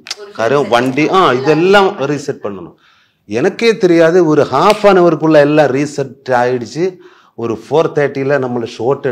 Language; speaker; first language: Tamil; non-native, learner; Malayalam